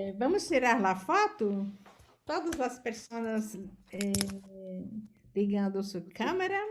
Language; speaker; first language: Portuguese; non-native, learner; Spanish